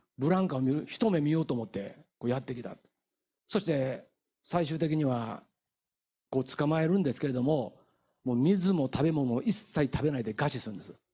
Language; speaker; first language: Japanese; native; Japanese